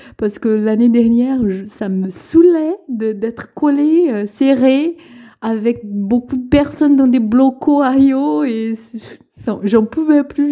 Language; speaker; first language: French; non-native, local second language; Portuguese